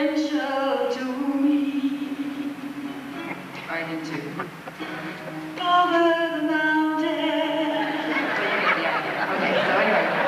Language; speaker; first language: English; native; English